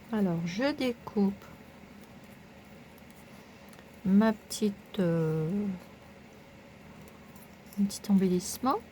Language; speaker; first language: French; native; French